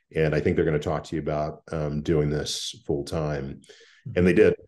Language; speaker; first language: English; native; English